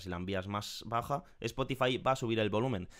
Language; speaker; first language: Spanish; native; Spanish